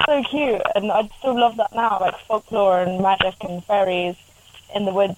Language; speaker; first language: English; native; English